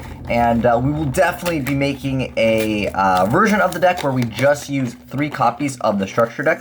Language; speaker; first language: English; native; English